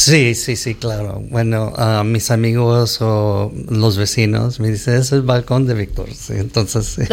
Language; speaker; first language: Spanish; early bilingual, heritage; Spanish